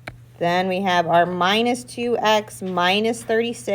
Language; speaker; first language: English; native; English